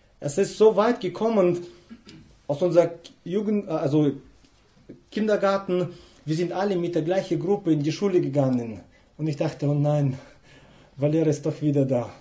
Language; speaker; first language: German; non-native, fluent; Russian